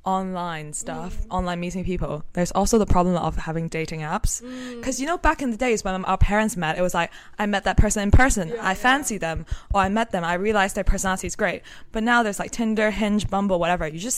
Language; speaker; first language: English; non-native, local second language; Cantonese